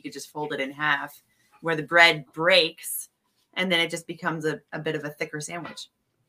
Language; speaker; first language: English; native; English